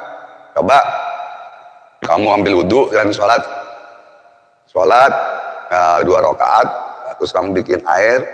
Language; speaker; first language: Indonesian; native; Indonesian